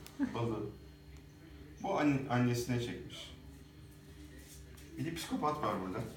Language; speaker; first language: Turkish; native; Turkish